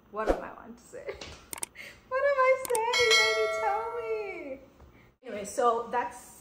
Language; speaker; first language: English; non-native, local second language; Kamba